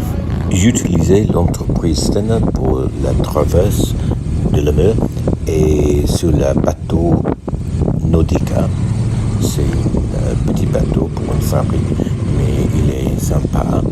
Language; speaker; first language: French; non-native, learner; English